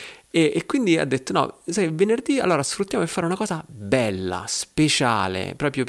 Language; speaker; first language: Italian; native; Italian